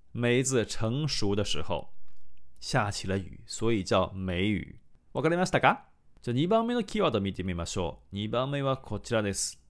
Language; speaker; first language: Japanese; non-native, fluent; Chinese